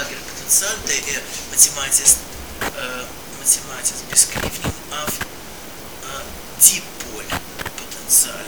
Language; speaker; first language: Swedish; non-native, fluent; Russian